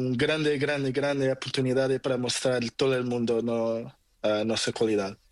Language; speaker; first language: Spanish; non-native, learner; Portuguese